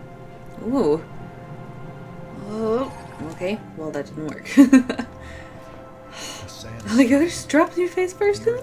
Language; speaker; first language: English; native; English